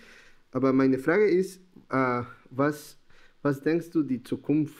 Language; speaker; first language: German; non-native, learner; Spanish